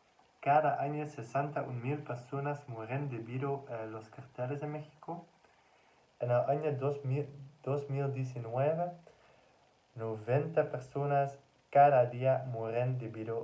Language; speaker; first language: Spanish; non-native, learner; Dutch